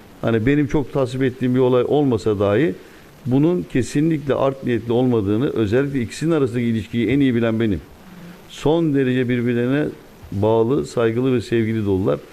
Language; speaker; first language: Turkish; native; Turkish